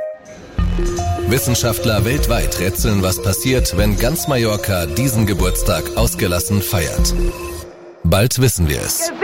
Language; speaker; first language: German; native; German